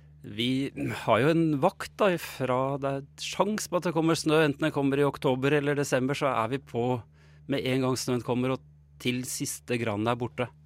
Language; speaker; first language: Norwegian; native; Norwegian